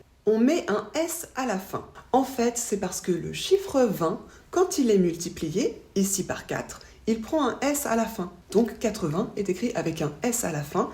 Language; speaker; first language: French; native; French